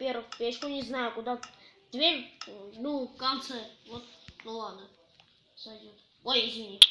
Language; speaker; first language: Russian; native; Russian